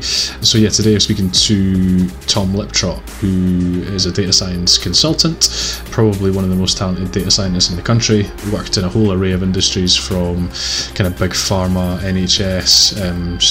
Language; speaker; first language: English; native; English